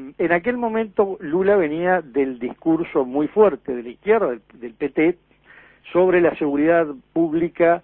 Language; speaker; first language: Spanish; native; Spanish